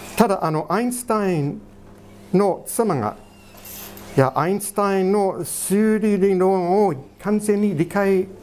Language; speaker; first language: Japanese; non-native, fluent; English